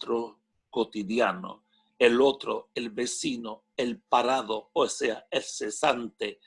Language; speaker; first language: Spanish; non-native, fluent; French